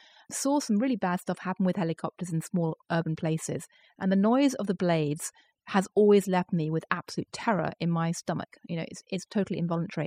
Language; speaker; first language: English; native; English